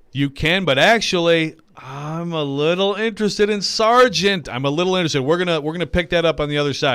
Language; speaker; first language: English; native; English